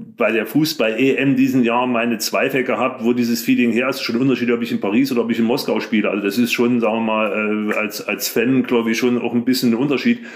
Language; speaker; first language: German; native; German